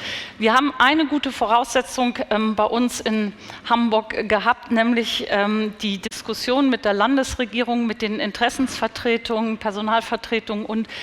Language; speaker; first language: German; native; German